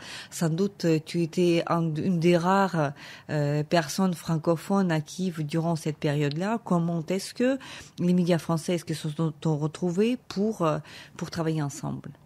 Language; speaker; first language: French; non-native, fluent; Ukrainian